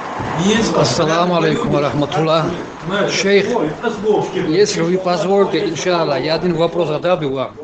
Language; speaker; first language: Russian; non-native, learner; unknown